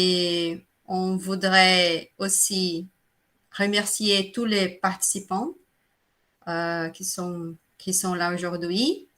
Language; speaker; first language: French; non-native, fluent; Portuguese